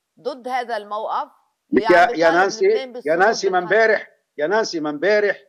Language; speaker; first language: Arabic; native; Arabic